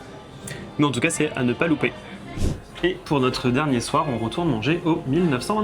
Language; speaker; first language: French; native; French